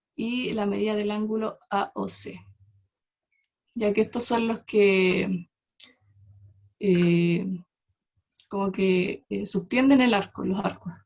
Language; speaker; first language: Spanish; native; Spanish